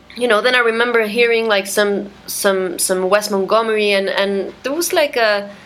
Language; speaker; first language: English; non-native, fluent; Spanish